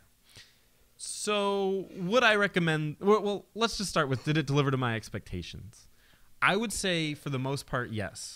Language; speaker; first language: English; native; English